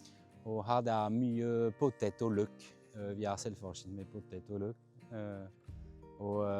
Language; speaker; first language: Norwegian; non-native, fluent; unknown